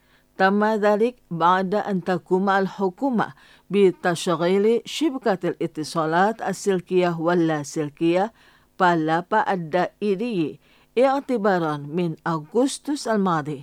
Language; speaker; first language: Arabic; non-native, fluent; Indonesian